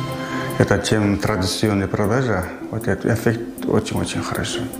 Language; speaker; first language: Russian; non-native, local second language; Kyrgyz